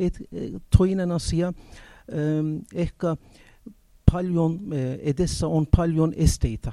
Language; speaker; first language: Finnish; non-native, learner; Turkish